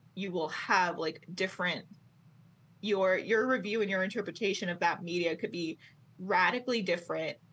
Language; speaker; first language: English; native; English